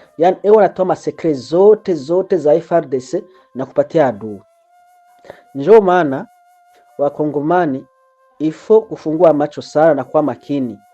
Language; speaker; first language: Swahili; non-native, local second language; Rundi